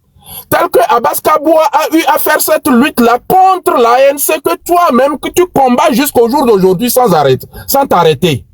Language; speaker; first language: French; non-native, local second language; Ewe